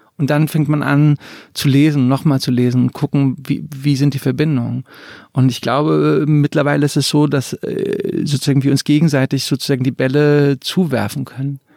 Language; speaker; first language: German; early bilingual, other home language; Croatian